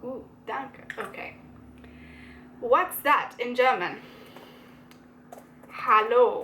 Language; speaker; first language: German; non-native, learner; English